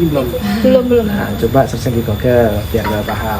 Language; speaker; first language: Indonesian; native; Indonesian